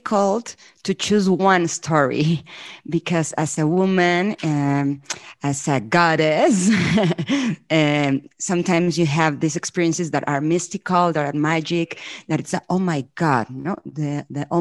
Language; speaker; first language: English; non-native, fluent; Spanish